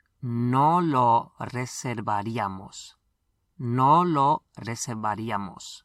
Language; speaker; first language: Spanish; non-native, fluent; English